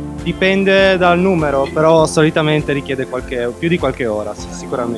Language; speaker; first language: Italian; native; Italian